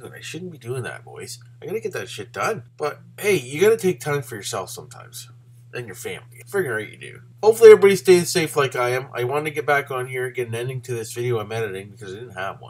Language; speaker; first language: English; native; English